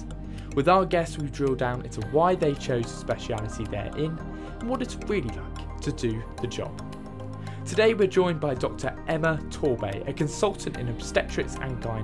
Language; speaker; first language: English; native; English